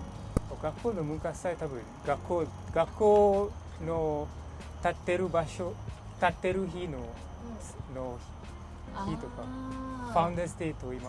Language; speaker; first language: Japanese; non-native, learner; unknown